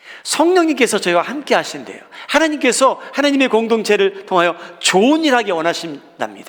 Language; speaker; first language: Korean; native; Korean